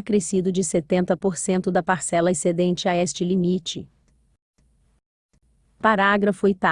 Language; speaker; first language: Portuguese; native; Portuguese